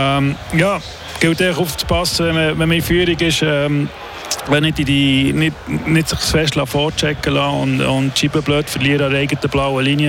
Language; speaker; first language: German; native; German